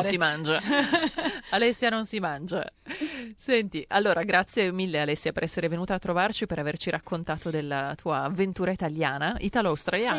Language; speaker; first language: Italian; native; Italian